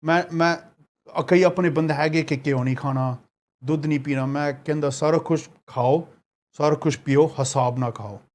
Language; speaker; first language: Punjabi; early bilingual, other home language; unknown